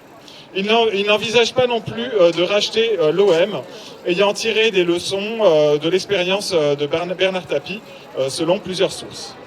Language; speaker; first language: French; native; French